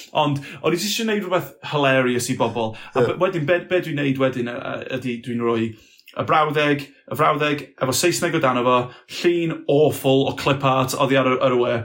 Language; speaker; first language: Welsh; non-native, local second language; English